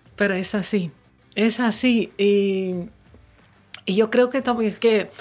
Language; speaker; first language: Spanish; non-native, fluent; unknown